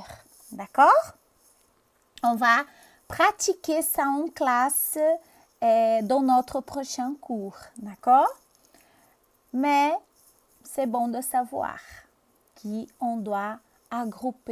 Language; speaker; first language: French; non-native, fluent; Portuguese